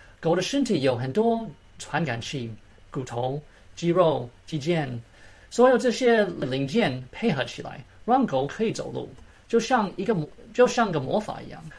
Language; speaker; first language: Chinese; early bilingual, heritage; Chinese